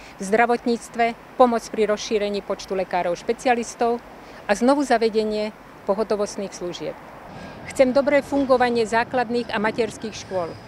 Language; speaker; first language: Slovak; native; Slovak